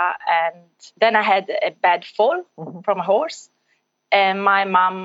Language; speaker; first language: English; non-native, fluent; Italian